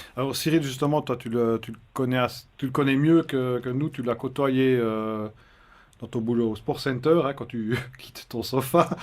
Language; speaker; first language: French; native; French